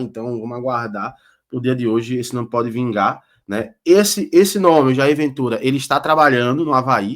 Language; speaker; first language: Portuguese; native; Portuguese